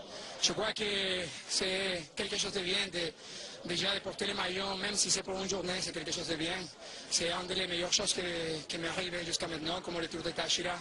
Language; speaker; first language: French; non-native, fluent; Spanish